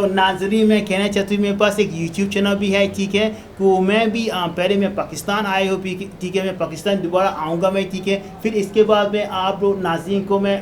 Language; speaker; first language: Hindi; non-native, learner; Arabic